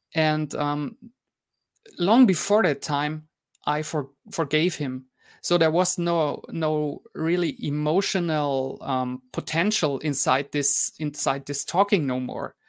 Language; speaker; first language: English; non-native, fluent; German